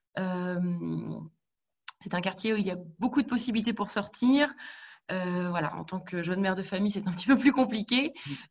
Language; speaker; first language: French; native; French